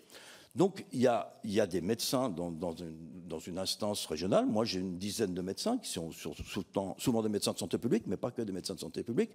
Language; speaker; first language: French; native; French